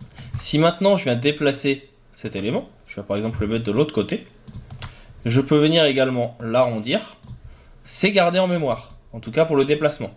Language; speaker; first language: French; native; French